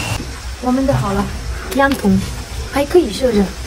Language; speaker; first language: Chinese; non-native, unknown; Ukrainian